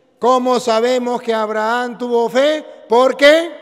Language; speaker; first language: Spanish; native; Spanish